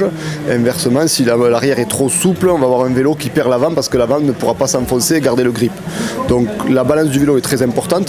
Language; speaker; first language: French; native; French